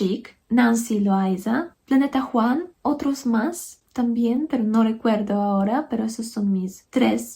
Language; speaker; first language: Spanish; non-native, fluent; Polish